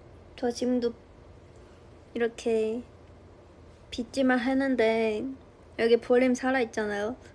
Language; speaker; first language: Korean; non-native, fluent; Chinese